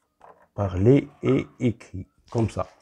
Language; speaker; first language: French; non-native, local second language; Arabic